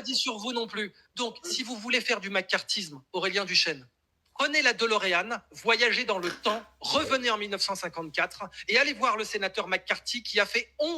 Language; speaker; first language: French; native; French